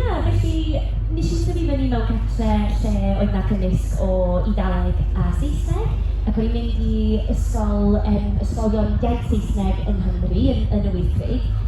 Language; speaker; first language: Welsh; non-native, local second language; English